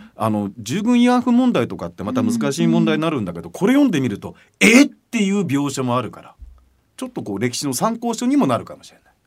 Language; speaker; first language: Japanese; native; Japanese